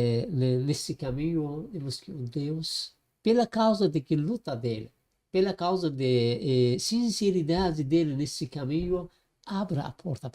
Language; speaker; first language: Portuguese; non-native, learner; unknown